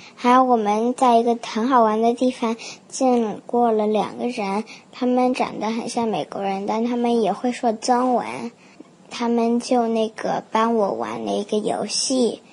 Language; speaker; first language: Chinese; early bilingual, heritage; Chinese